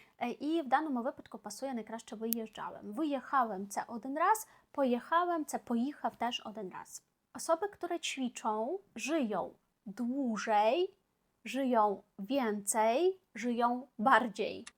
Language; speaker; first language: Polish; non-native, fluent; Ukrainian